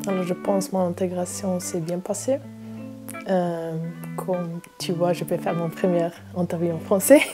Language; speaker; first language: French; non-native, learner; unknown